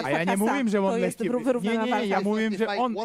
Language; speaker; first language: Polish; non-native, learner; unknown